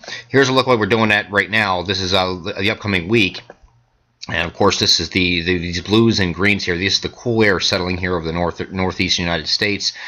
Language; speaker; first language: English; native; English